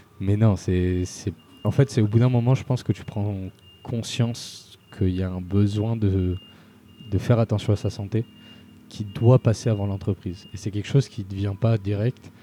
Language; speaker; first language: French; native; French